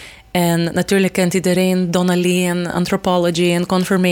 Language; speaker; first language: Dutch; non-native, fluent; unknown